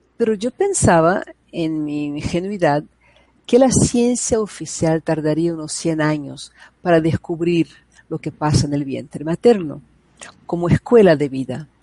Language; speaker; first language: Spanish; non-native, fluent; Portuguese